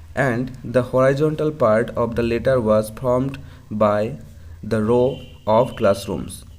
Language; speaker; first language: English; non-native, local second language; Bangla